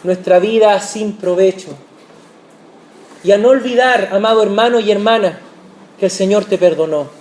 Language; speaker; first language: Spanish; native; Spanish